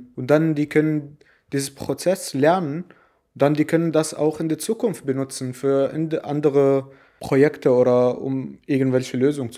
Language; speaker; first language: German; non-native, learner; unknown